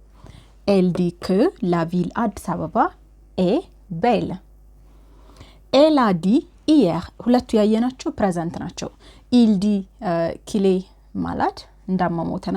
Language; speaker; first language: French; non-native, fluent; Amharic